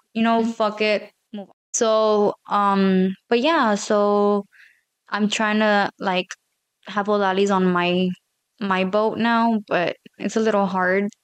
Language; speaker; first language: English; early bilingual, other home language; Spanish